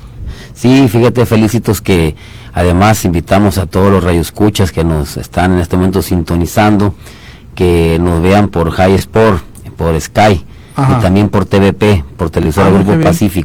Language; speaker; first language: Spanish; native; Spanish